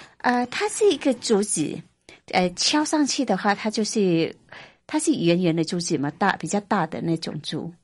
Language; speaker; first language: Chinese; non-native, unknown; Indonesian